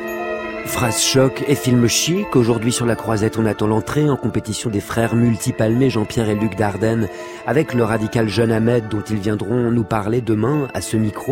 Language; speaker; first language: French; native; French